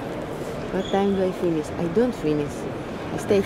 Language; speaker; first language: English; non-native, fluent; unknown